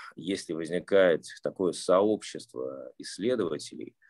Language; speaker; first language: Russian; native; Russian